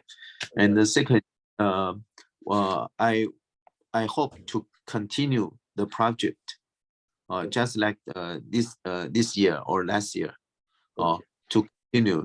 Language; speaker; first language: English; non-native, fluent; Chinese